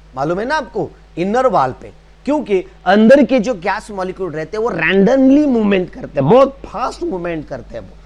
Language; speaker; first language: Hindi; non-native, local second language; Marathi